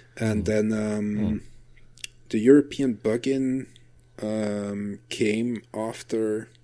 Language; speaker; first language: English; non-native, fluent; Dutch